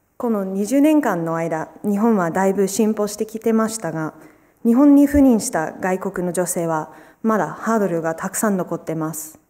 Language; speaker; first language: Japanese; non-native, fluent; English